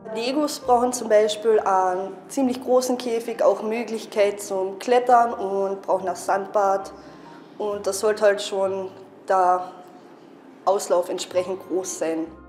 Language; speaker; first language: German; native; German